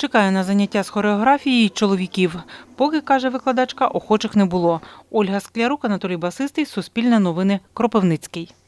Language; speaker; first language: Ukrainian; native; Ukrainian